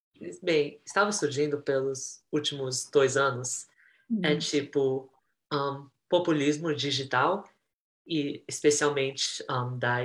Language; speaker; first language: Portuguese; early bilingual, heritage; Portuguese